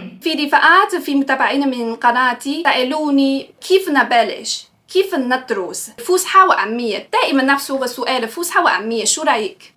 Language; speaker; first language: Arabic; non-native, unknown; Chinese